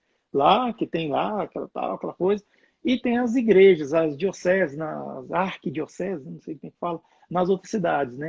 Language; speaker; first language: Portuguese; native; Portuguese